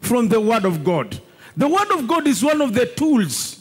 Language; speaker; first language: English; non-native, local second language; Swahili